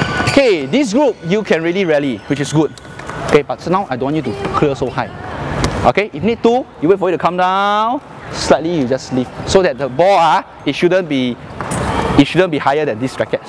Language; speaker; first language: English; non-native, local second language; Chinese